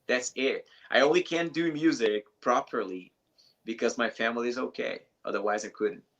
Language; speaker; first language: English; non-native, fluent; Portuguese